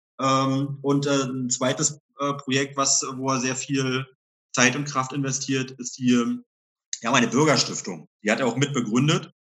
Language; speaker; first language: German; native; German